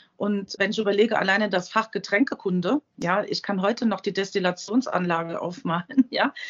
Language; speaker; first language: German; native; German